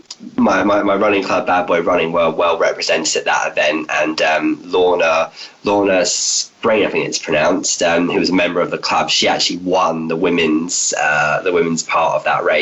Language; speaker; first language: English; native; English